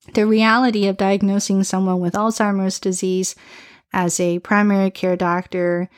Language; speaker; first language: English; early bilingual, other home language; Chinese